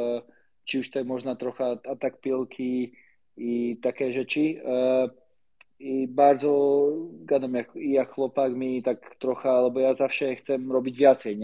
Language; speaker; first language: Polish; non-native, learner; Slovak